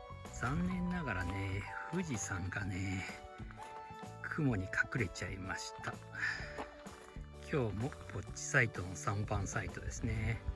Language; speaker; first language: Japanese; native; Japanese